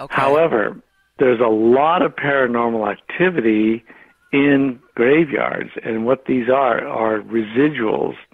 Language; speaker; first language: English; native; English